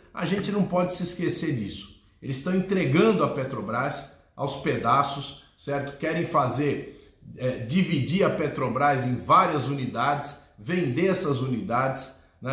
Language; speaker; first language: Portuguese; native; Portuguese